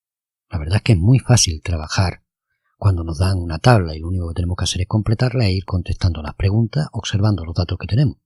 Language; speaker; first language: Spanish; native; Spanish